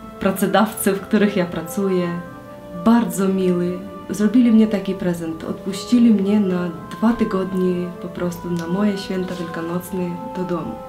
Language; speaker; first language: Polish; non-native, learner; Ukrainian